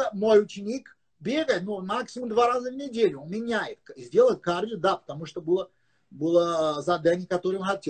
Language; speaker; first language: Russian; non-native, learner; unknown